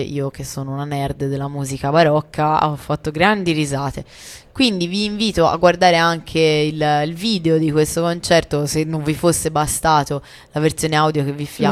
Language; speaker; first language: Italian; native; Italian